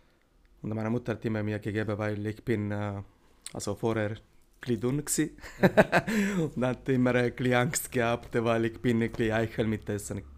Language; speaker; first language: German; non-native, learner; Italian